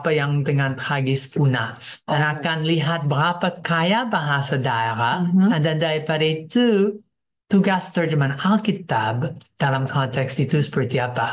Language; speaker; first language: Indonesian; non-native, fluent; English